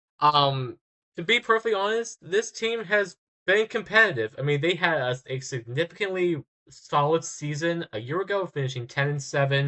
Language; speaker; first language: English; native; English